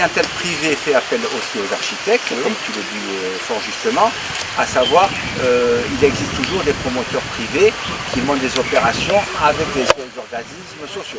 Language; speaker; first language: French; native; French